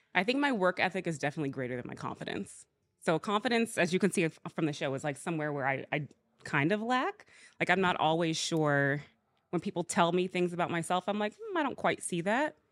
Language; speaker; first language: English; native; English